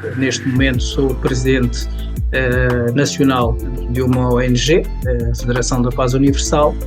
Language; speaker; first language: Portuguese; early bilingual, other home language; Kabuverdianu